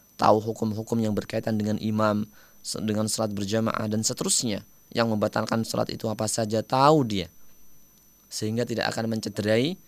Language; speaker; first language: Indonesian; native; Indonesian